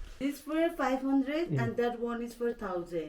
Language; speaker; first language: English; non-native, learner; Nepali